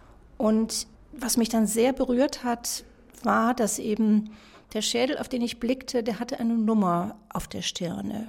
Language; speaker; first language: German; native; German